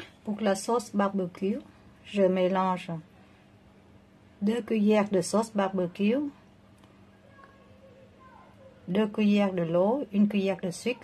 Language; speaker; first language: French; non-native, fluent; Vietnamese